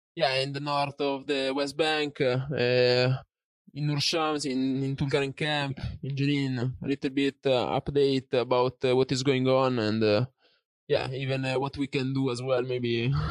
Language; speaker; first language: English; non-native, learner; Italian